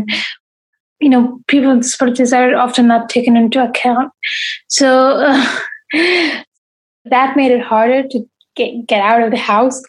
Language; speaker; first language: English; non-native, fluent; Arabic